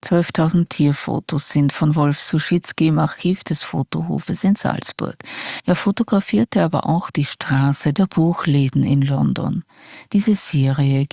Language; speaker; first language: German; native; German